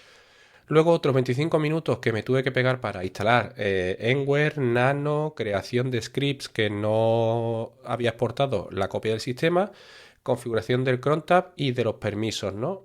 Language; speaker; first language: Spanish; native; Spanish